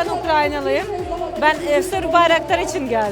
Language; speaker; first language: Turkish; non-native, learner; Ukrainian